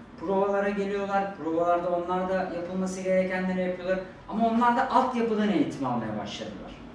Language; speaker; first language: Turkish; native; Turkish